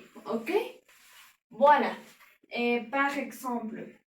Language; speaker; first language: French; non-native, learner; Spanish